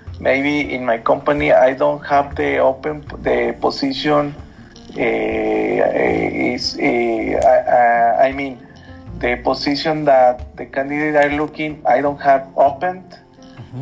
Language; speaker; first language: English; non-native, learner; Spanish